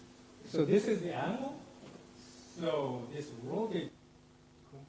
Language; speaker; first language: English; non-native, fluent; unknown